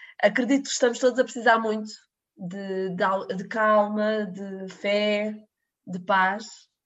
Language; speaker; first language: Portuguese; native; Portuguese